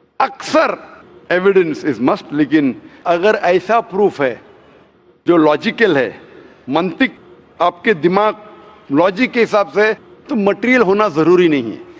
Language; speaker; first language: Hindi; non-native, local second language; Konkani